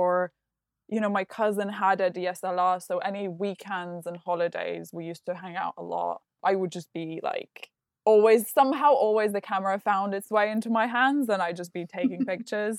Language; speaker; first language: English; non-native, fluent; Lithuanian